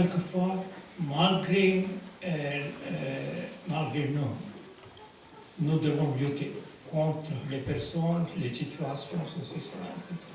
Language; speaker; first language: French; non-native, fluent; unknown